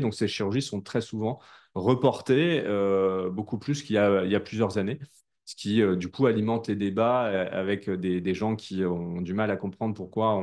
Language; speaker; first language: French; native; French